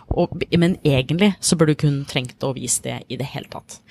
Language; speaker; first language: Norwegian; non-native, fluent; English